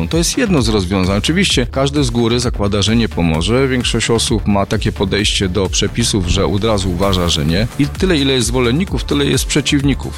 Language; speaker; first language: Polish; native; Polish